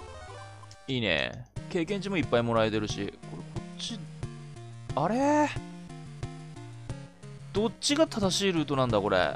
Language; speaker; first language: Japanese; native; Japanese